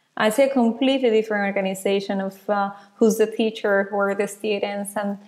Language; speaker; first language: English; non-native, fluent; Spanish